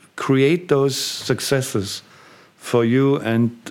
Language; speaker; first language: English; non-native, fluent; German